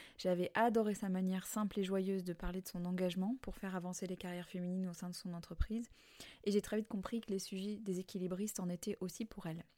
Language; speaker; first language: French; native; French